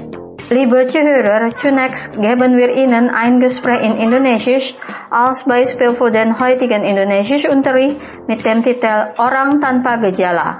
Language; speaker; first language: German; non-native, fluent; Indonesian